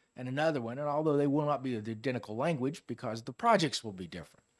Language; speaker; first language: English; native; English